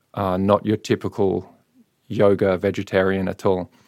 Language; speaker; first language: English; native; English